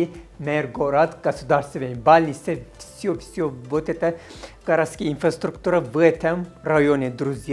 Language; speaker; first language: Russian; non-native, fluent; Turkish